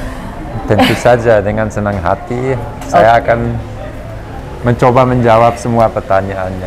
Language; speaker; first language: Indonesian; non-native, fluent; German